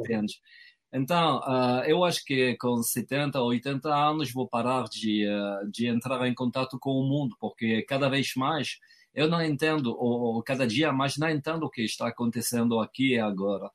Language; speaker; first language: Portuguese; non-native, fluent; French